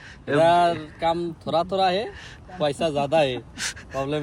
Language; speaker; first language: Hindi; non-native, learner; Bangla